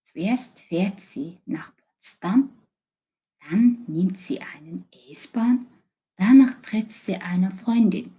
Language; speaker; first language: German; non-native, fluent; Mongolian